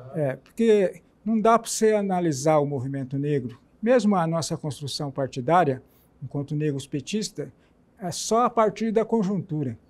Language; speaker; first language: Portuguese; native; Portuguese